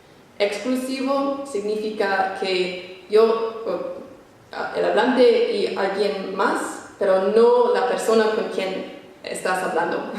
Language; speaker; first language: Spanish; non-native, fluent; English